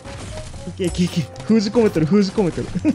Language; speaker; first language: Japanese; native; Japanese